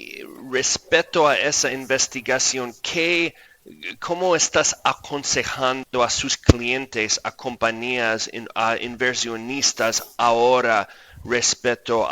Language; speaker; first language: Spanish; non-native, fluent; English